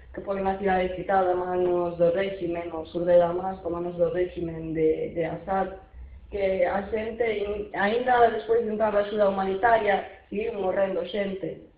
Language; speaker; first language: Galician; non-native, fluent; Arabic